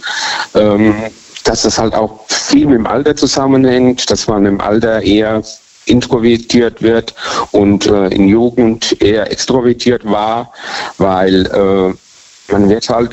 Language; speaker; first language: German; native; German